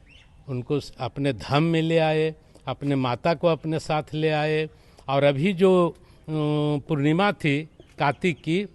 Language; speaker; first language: Hindi; native; Hindi